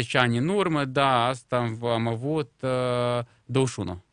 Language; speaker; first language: Romanian; non-native, local second language; Russian